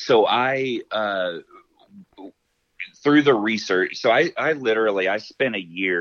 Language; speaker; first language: English; native; English